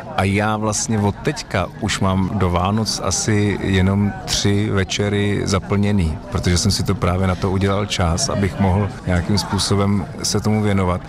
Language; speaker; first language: Czech; native; Czech